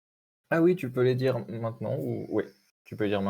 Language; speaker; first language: French; native; French